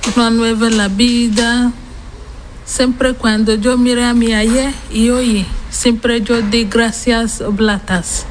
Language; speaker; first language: Spanish; non-native, learner; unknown